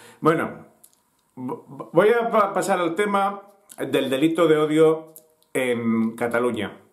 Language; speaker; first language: Spanish; native; Spanish